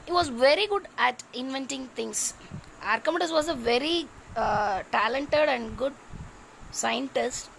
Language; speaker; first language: English; non-native, local second language; Tamil